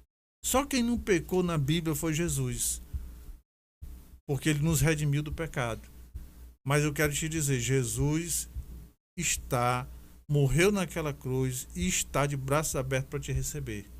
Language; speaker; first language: Portuguese; native; Portuguese